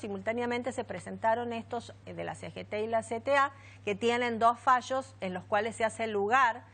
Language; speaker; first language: Spanish; native; Spanish